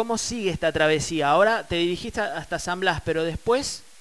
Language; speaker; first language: Spanish; native; Spanish